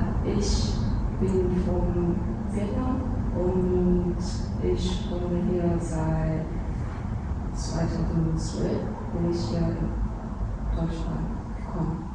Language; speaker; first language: German; non-native, learner; Vietnamese